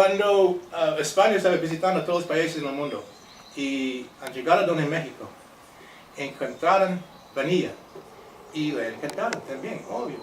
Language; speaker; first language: Spanish; non-native, fluent; English